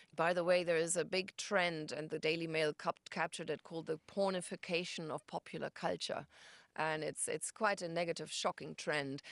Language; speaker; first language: English; non-native, fluent; German